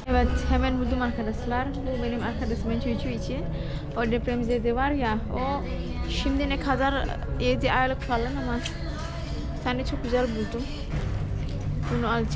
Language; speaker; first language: Turkish; non-native, learner; Indonesian